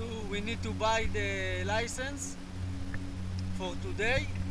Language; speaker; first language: English; non-native, learner; Hebrew